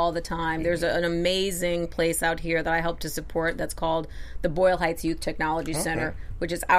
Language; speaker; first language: English; native; English